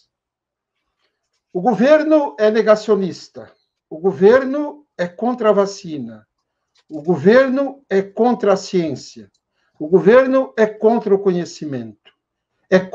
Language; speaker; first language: Portuguese; native; Portuguese